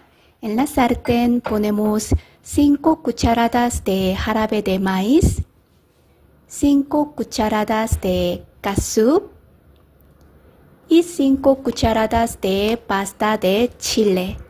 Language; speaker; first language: Spanish; non-native, fluent; Korean